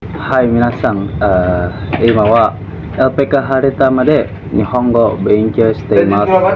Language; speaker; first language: Japanese; non-native, learner; Indonesian